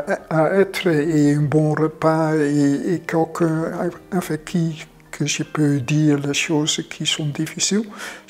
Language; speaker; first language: French; non-native, fluent; Dutch